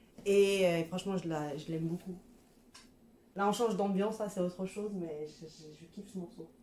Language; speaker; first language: French; native; French